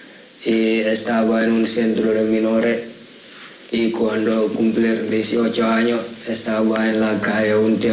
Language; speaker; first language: Spanish; non-native, learner; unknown